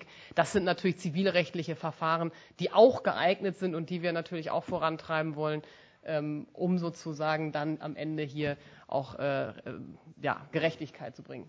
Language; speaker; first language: German; native; German